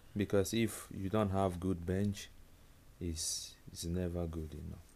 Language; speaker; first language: English; non-native, local second language; Igbo